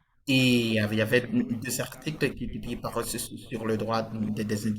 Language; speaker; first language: French; non-native, fluent; Portuguese